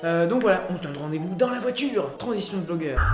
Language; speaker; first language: French; native; French